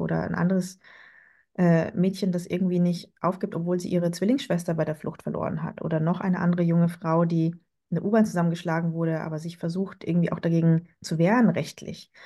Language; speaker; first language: German; early bilingual, other home language; Vietnamese